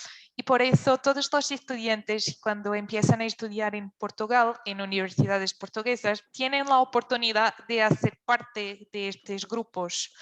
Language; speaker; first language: Spanish; non-native, fluent; Portuguese